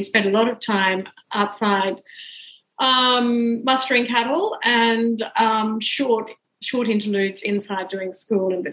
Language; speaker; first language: English; native; English